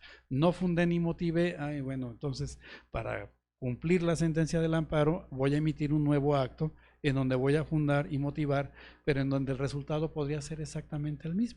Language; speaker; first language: Spanish; native; Spanish